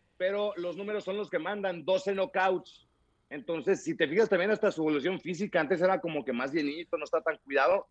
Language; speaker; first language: Spanish; native; Spanish